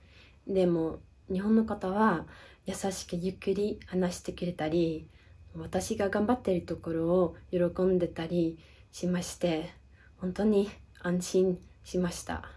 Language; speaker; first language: Japanese; non-native, fluent; Dutch